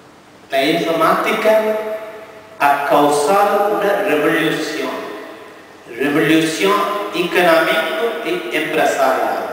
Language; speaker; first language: Spanish; non-native, fluent; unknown